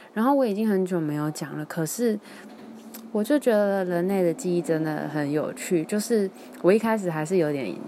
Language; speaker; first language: Chinese; non-native, local second language; Min Nan Chinese